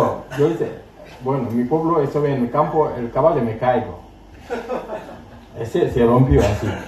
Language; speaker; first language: Spanish; non-native, learner; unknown